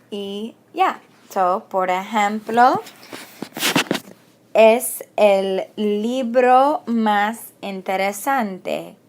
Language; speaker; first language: Spanish; non-native, fluent; English